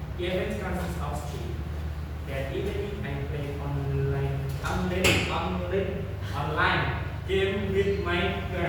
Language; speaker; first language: English; non-native, learner; Indonesian